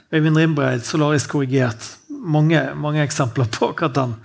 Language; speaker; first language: Norwegian; native; Norwegian